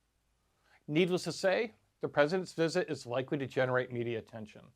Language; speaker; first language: English; native; English